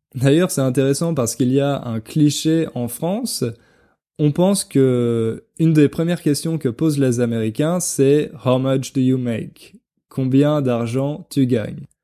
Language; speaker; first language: French; native; French